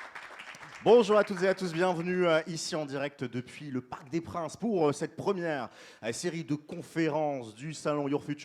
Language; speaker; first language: French; native; French